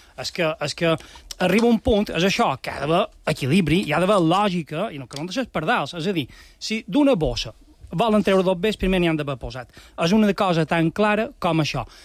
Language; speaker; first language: Catalan; native; Catalan